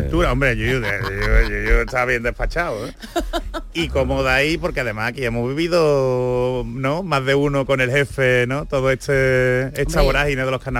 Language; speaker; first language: Spanish; native; Spanish